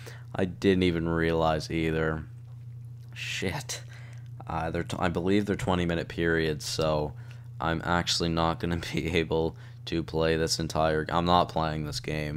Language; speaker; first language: English; native; English